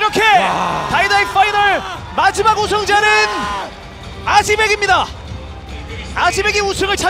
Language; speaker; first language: Korean; native; Korean